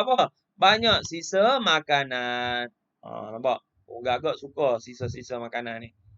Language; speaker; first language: Malay; native; Malay